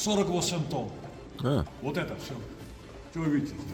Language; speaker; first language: Russian; non-native, fluent; Georgian